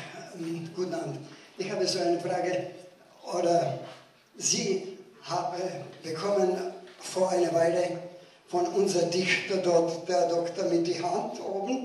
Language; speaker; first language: German; non-native, learner; Czech